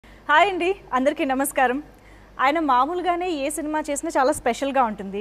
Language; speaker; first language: Telugu; native; Telugu